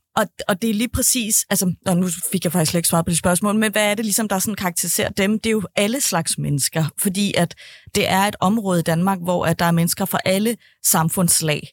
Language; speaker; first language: Danish; native; Danish